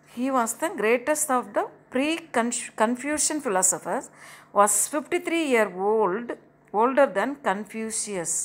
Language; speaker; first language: English; non-native, local second language; Tamil